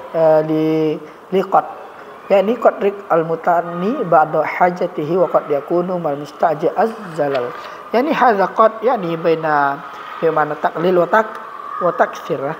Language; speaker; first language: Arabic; non-native, fluent; Indonesian